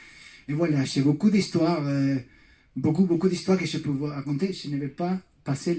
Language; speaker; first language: French; non-native, fluent; Spanish